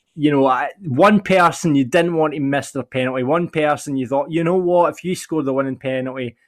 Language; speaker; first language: English; native; English